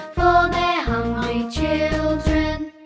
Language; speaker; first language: English; non-native, learner; Indonesian